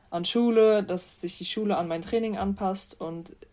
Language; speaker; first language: German; native; German